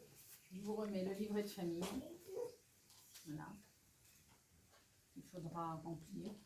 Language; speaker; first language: French; native; French